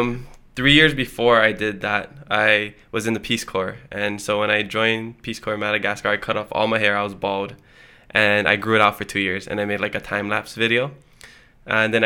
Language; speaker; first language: English; early bilingual, other home language; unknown